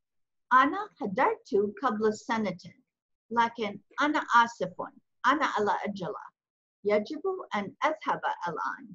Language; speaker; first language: Arabic; non-native, fluent; English